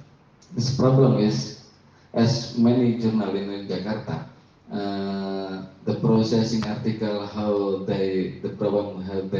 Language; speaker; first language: English; non-native, learner; Indonesian